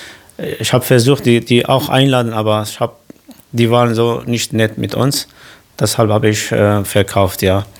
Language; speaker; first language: German; non-native, learner; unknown